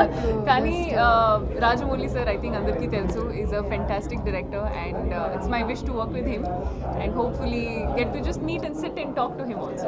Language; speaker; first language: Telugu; non-native, learner; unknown